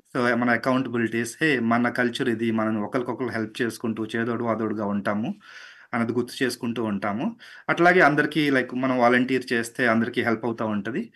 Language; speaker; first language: Telugu; native; Telugu